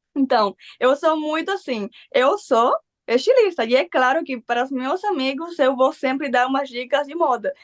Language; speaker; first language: Portuguese; non-native, fluent; Spanish